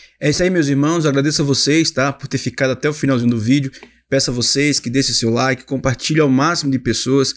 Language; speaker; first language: Portuguese; native; Portuguese